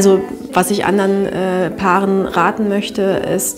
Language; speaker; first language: German; native; German